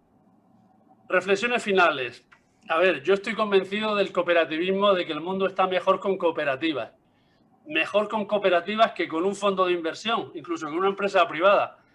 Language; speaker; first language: Spanish; native; Spanish